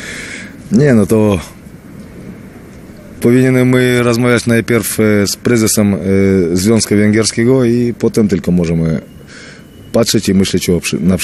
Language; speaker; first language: Polish; non-native, fluent; Russian